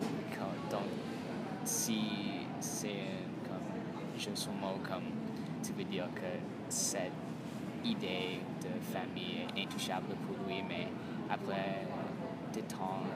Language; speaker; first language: French; non-native, learner; English